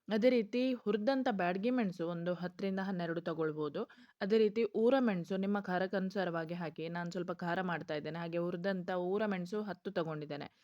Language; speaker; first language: Kannada; non-native, local second language; Konkani